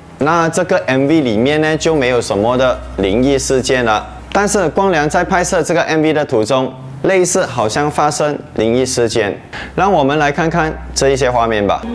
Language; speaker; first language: Chinese; non-native, local second language; Hakka Chinese